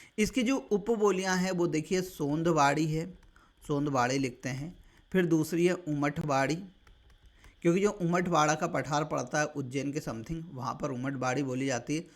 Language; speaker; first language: Hindi; native; Hindi